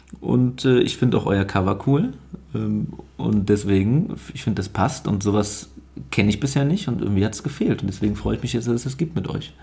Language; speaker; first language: German; native; German